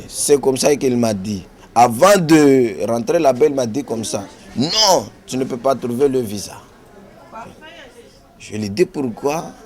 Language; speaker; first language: French; non-native, local second language; Comorian